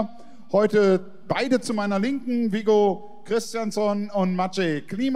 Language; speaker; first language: German; native; German